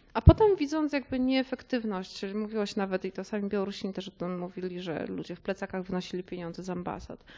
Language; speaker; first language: Polish; native; Polish